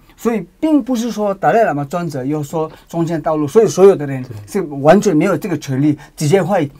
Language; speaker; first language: Chinese; non-native, learner; Tibetan